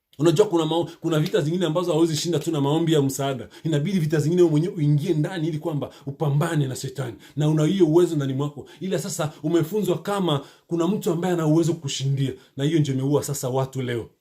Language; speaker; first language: Swahili; native; Swahili